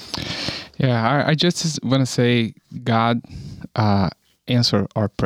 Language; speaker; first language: English; non-native, learner; Portuguese